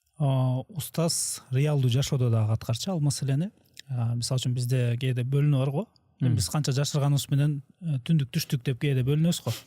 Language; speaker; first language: Kyrgyz; native; Kyrgyz